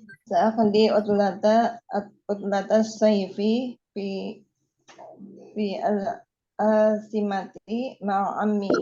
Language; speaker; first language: Arabic; non-native, learner; Indonesian